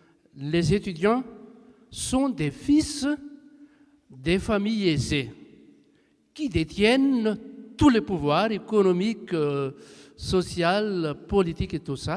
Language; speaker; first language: French; non-native, local second language; Malagasy